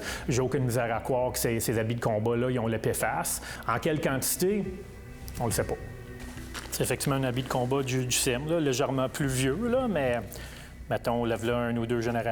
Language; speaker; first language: French; native; French